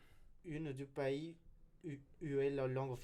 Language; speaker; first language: French; non-native, learner; Spanish